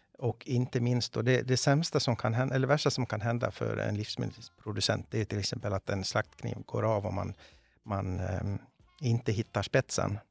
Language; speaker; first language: Swedish; native; Swedish